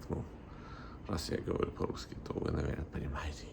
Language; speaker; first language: Russian; early bilingual, heritage; Russian